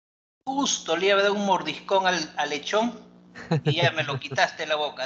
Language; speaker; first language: Spanish; native; Spanish